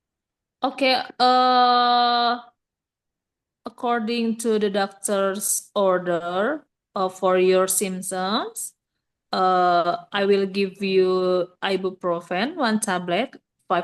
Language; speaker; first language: English; non-native, learner; Indonesian